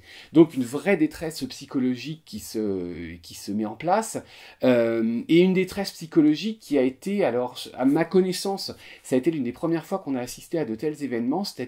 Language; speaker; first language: French; native; French